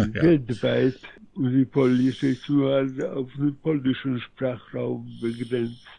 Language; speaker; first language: German; early bilingual, heritage; Polish